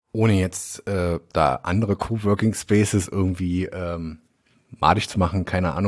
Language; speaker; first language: German; native; German